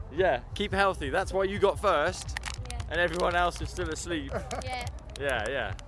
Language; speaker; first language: English; non-native, fluent; Italian